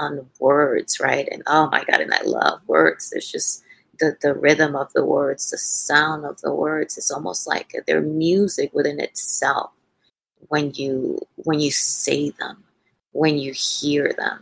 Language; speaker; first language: English; non-native, fluent; Spanish